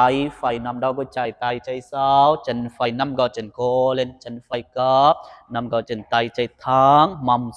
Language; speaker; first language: Vietnamese; non-native, learner; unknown